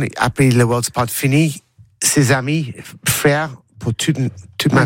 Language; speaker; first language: French; non-native, learner; English